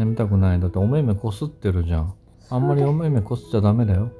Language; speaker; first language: Japanese; native; Japanese